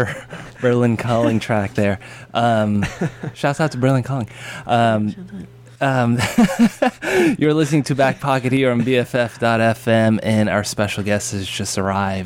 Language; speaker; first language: English; native; English